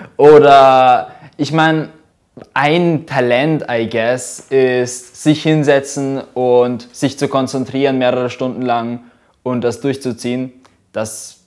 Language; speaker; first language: German; early bilingual, other home language; Russian